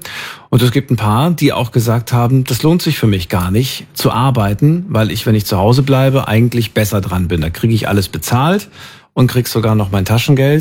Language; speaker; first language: German; native; German